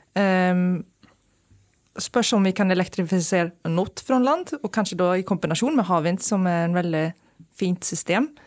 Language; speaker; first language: Norwegian; non-native, fluent; Icelandic